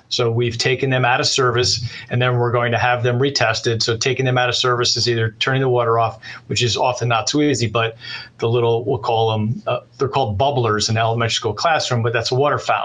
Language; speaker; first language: English; native; English